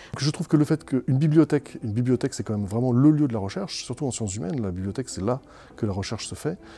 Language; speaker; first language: French; native; French